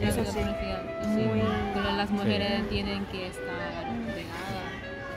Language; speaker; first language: Spanish; non-native, learner; Korean